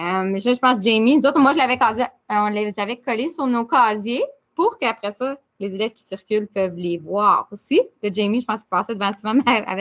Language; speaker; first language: French; native; French